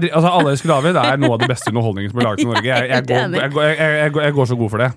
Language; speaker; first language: Norwegian; native; Norwegian